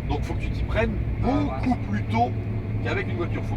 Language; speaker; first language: French; native; French